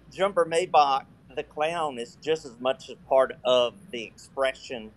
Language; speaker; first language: English; native; English